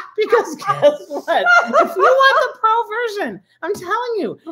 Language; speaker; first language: English; native; English